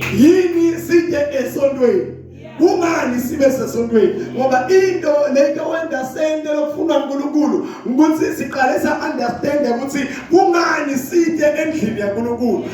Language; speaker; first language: Zulu; non-native, local second language; Swati